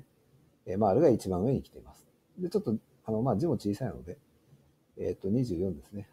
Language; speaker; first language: Japanese; native; Japanese